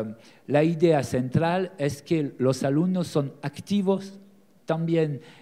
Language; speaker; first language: Spanish; non-native, learner; French